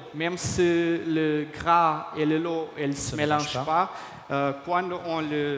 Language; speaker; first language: French; non-native, fluent; Portuguese